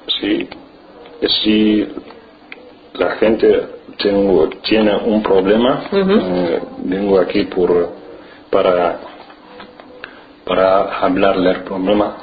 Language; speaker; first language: Spanish; non-native, learner; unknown